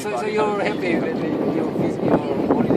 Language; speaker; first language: English; non-native, learner; Indonesian